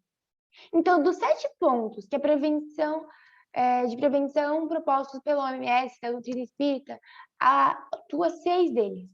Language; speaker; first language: Portuguese; native; Portuguese